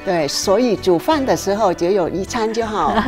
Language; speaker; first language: Chinese; non-native, local second language; Vietnamese